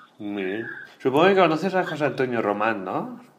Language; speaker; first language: Spanish; native; Spanish